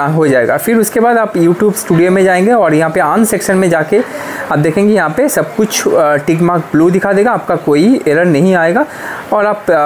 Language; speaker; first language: Hindi; non-native, local second language; Bangla